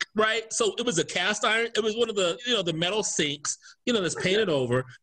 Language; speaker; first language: English; native; English